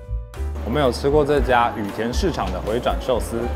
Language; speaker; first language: Chinese; native; Chinese